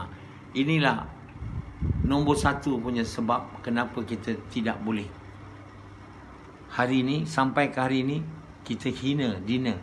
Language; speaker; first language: Malay; native; Malay